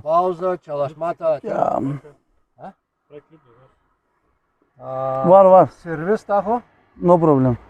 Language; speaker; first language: Turkish; non-native, learner; Bulgarian